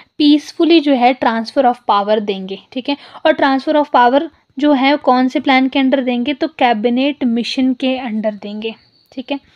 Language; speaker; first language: Hindi; non-native, local second language; Punjabi